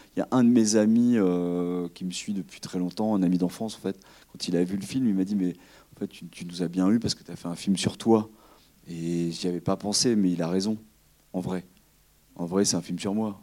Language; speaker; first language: French; native; French